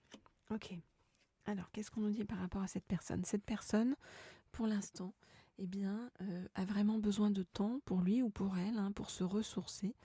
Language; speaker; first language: French; native; French